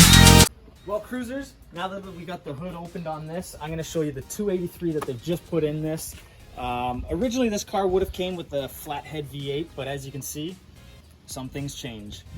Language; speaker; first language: English; native; English